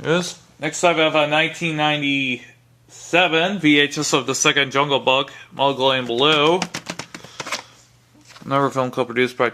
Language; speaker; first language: English; native; English